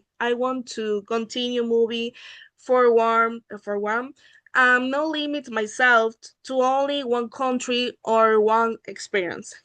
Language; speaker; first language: English; non-native, learner; Spanish